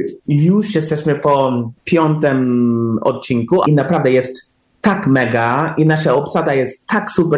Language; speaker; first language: Polish; early bilingual, heritage; English